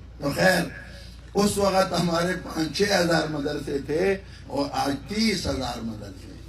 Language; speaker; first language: Urdu; non-native, local second language; Northern Hindko